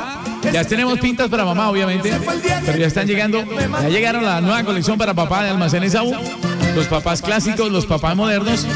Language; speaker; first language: Spanish; native; Spanish